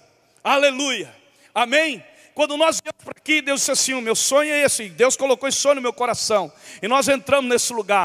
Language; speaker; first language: Portuguese; native; Portuguese